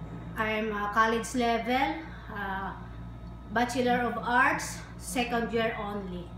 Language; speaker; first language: English; non-native, learner; Hiligaynon